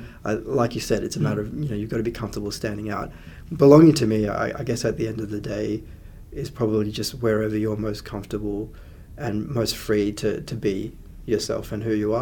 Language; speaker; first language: English; native; English